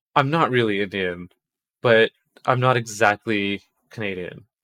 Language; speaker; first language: English; native; English